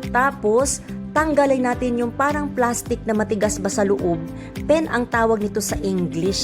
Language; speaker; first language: Filipino; non-native, local second language; Cebuano